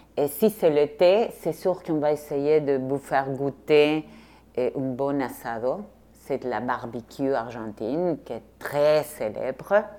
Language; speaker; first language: French; non-native, fluent; Spanish